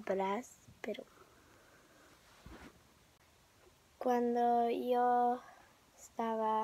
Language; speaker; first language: Spanish; early bilingual, heritage; English